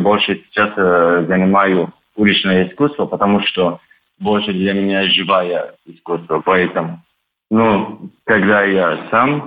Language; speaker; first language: Russian; non-native, learner; Turkish